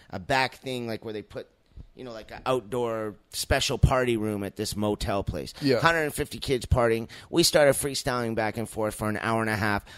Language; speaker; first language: English; native; English